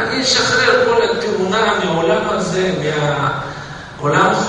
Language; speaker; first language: Hebrew; non-native, fluent; Russian